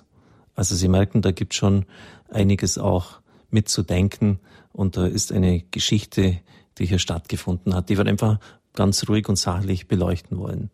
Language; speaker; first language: German; native; German